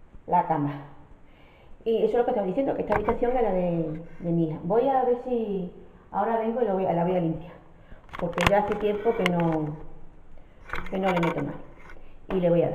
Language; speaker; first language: Spanish; native; Spanish